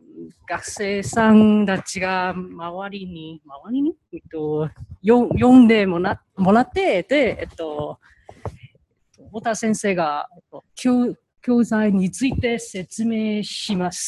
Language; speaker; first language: Japanese; non-native, learner; Chinese